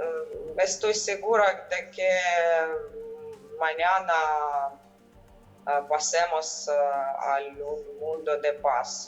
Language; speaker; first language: Spanish; non-native, fluent; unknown